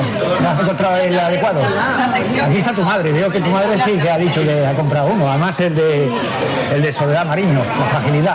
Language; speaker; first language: Spanish; native; Spanish